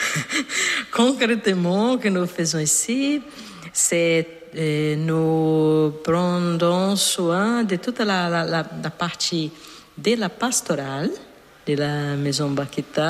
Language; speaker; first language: French; non-native, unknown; Portuguese